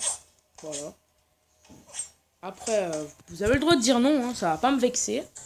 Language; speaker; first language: French; native; French